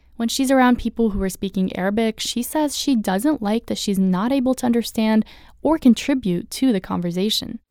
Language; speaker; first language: English; early bilingual, other home language; Arabic